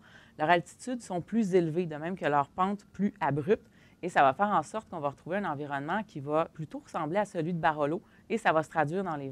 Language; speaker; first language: French; native; French